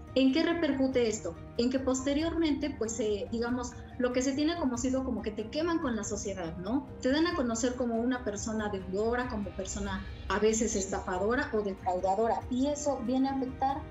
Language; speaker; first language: Spanish; native; Spanish